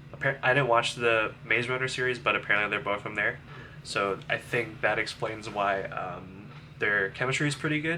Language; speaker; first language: English; native; English